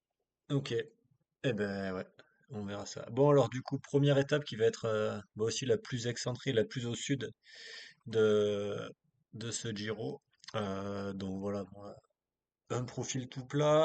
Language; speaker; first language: French; native; French